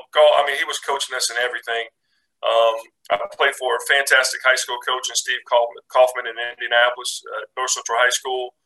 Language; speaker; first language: English; native; English